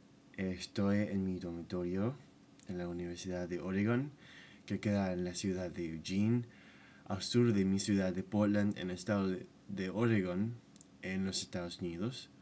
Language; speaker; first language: Spanish; non-native, fluent; English